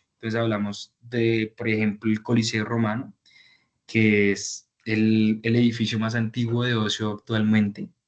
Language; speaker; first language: Spanish; native; Spanish